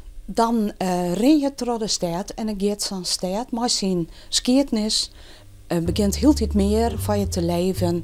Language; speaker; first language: Dutch; non-native, local second language; Western Frisian